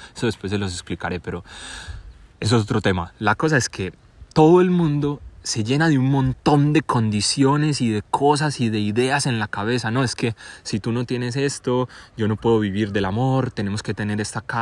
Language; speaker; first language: Spanish; native; Spanish